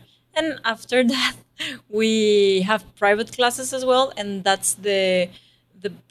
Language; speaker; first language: English; non-native, learner; Spanish